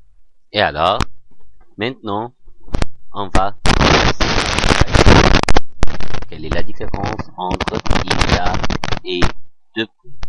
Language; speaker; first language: French; non-native, fluent; Arabic